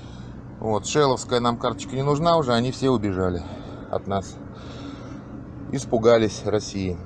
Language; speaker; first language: Russian; native; Russian